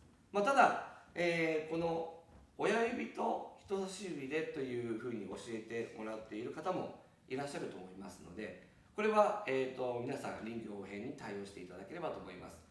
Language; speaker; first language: Japanese; native; Japanese